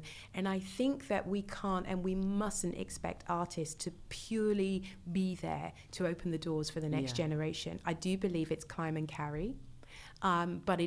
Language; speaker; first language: English; native; English